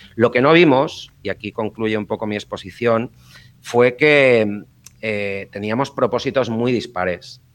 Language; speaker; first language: Spanish; native; Spanish